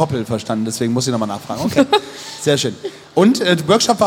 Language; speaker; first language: German; native; German